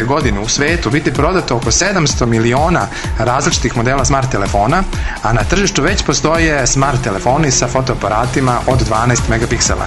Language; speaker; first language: Serbian; native; Serbian